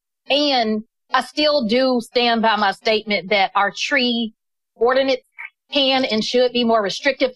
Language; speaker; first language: English; native; English